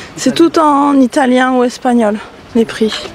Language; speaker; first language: French; native; French